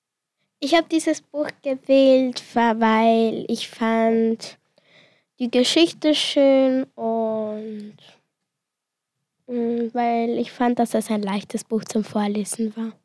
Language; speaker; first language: German; early bilingual, other home language; Spanish